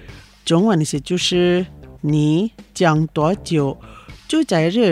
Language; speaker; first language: Chinese; non-native, fluent; Indonesian